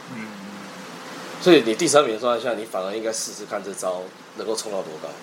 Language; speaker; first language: Chinese; native; Chinese